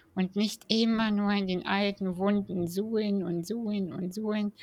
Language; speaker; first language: German; early bilingual, other home language; Russian